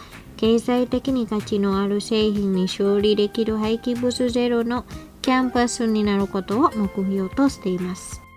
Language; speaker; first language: Japanese; non-native, fluent; Indonesian